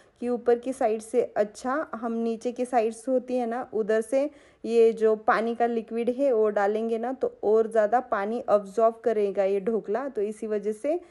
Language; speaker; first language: Hindi; non-native, local second language; Marathi